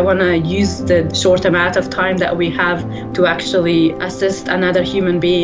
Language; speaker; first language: English; early bilingual, other home language; Persian